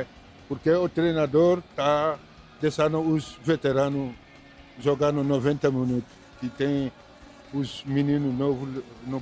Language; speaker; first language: Portuguese; non-native, fluent; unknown